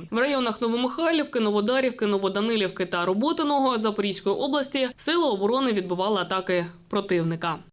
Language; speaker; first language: Ukrainian; native; Ukrainian